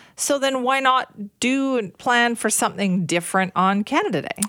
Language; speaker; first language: English; native; English